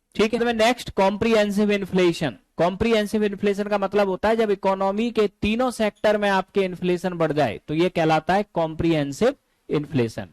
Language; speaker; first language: Hindi; native; Hindi